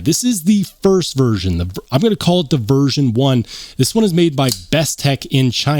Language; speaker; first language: English; native; English